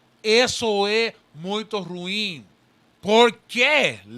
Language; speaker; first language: Portuguese; non-native, learner; Spanish